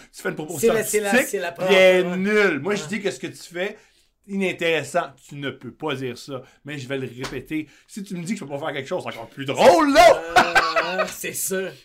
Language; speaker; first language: French; native; French